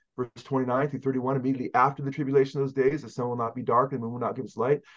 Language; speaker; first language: English; native; English